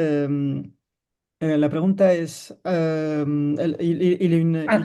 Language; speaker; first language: Spanish; non-native, fluent; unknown